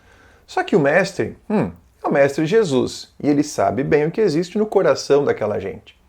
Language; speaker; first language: Portuguese; native; Portuguese